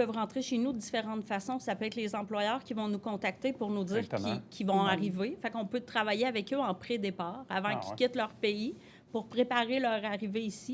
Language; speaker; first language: French; native; French